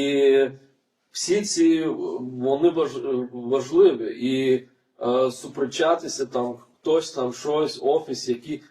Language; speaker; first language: Ukrainian; non-native, fluent; Lithuanian